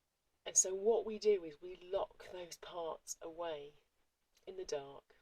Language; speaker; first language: English; native; English